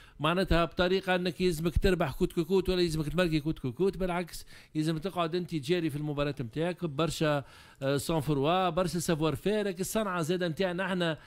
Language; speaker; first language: Arabic; native; Arabic